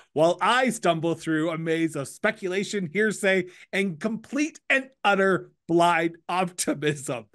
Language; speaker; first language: English; native; English